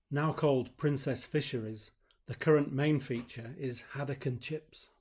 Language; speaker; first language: English; native; English